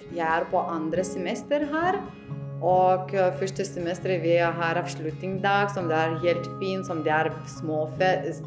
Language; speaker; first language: Norwegian; non-native, learner; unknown